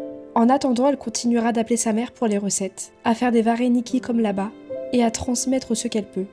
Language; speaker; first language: French; native; French